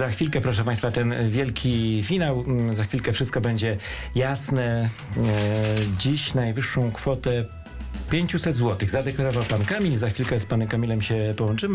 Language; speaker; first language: Polish; native; Polish